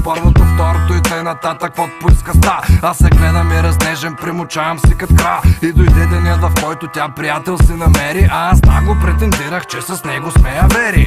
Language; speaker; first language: Bulgarian; native; Bulgarian